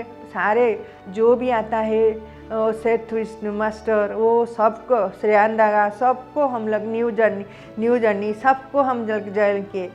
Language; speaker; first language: Hindi; non-native, local second language; Odia